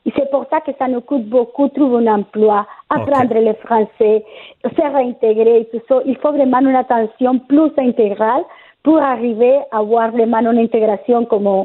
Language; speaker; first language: French; non-native, fluent; Spanish